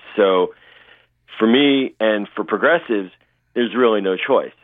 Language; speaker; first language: English; native; English